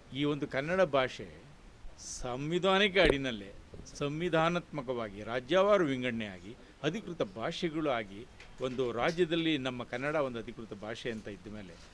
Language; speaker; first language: Kannada; native; Kannada